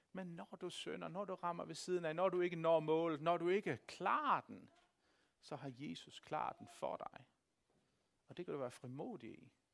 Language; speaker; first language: Danish; native; Danish